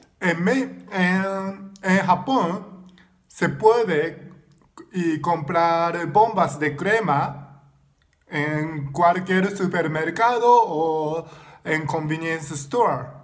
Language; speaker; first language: Spanish; non-native, learner; Japanese